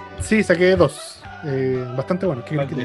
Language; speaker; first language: Spanish; native; Spanish